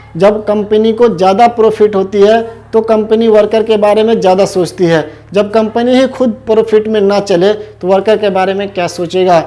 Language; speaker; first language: Hindi; native; Hindi